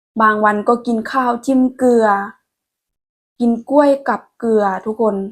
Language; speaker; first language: Thai; non-native, local second language; Lao